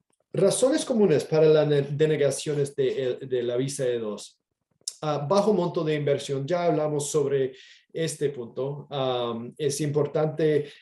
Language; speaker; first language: Spanish; non-native, fluent; English